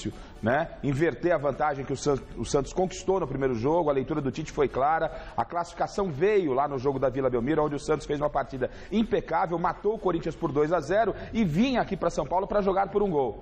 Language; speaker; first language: Portuguese; native; Portuguese